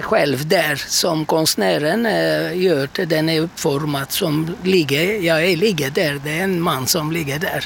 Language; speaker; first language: Swedish; non-native, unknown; Turkish